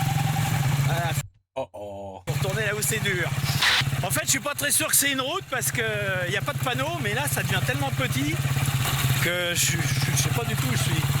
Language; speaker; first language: French; native; French